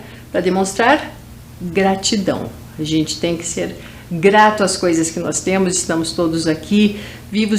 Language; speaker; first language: Portuguese; native; Portuguese